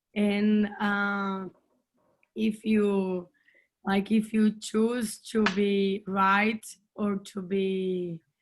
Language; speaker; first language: English; non-native, learner; Portuguese